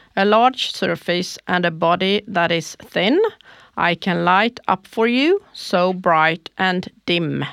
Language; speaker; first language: English; non-native, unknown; Swedish